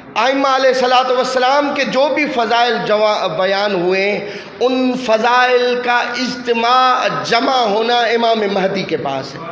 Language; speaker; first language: Urdu; non-native, local second language; Sindhi